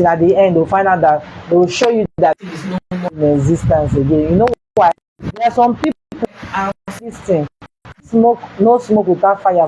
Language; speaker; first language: English; non-native, local second language; Igbo